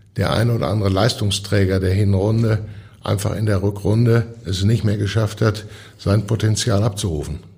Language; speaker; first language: German; native; German